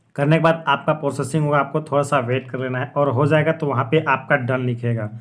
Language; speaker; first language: Hindi; native; Hindi